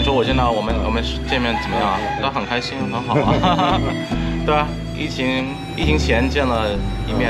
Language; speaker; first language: Chinese; early bilingual, heritage; Chinese